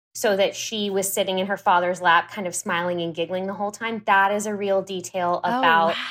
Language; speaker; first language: English; native; English